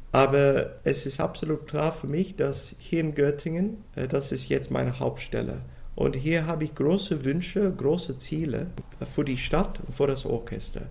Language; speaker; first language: German; non-native, fluent; English